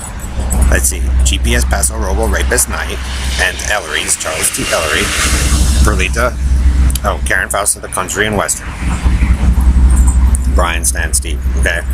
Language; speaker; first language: English; native; English